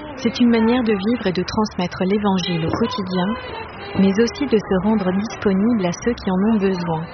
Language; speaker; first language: French; native; French